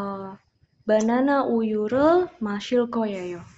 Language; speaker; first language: Korean; non-native, learner; Indonesian